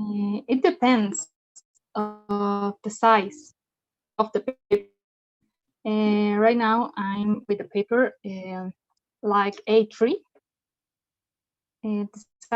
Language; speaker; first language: English; non-native, learner; Spanish